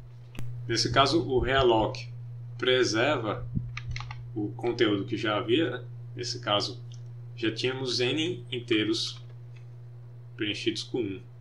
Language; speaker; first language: Portuguese; native; Portuguese